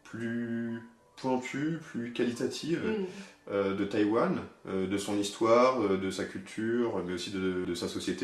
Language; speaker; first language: French; native; French